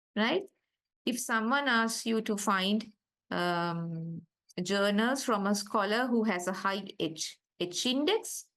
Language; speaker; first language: English; non-native, local second language; Sinhala